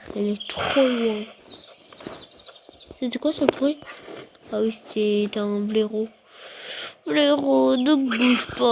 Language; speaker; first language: French; non-native, fluent; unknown